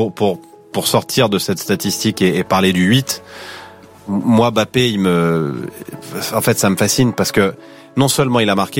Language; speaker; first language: French; native; French